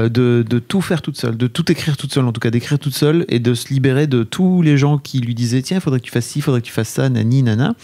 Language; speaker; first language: French; native; French